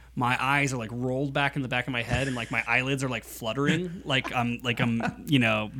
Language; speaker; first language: English; native; English